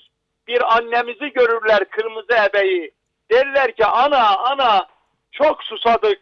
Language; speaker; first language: Turkish; native; Turkish